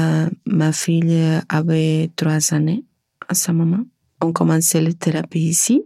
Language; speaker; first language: French; non-native, learner; Spanish